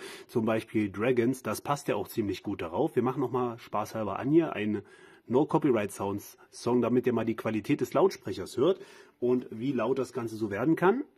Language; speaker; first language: German; native; German